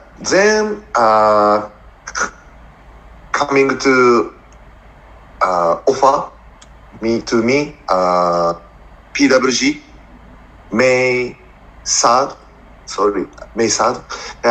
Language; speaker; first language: English; non-native, learner; Japanese